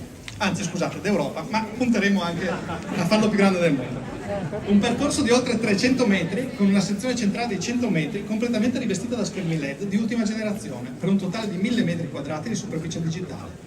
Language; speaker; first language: Italian; native; Italian